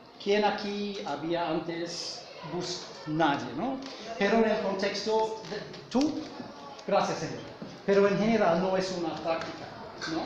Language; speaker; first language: Spanish; non-native, fluent; English